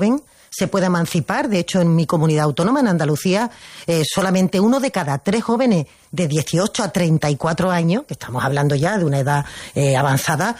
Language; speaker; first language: Spanish; native; Spanish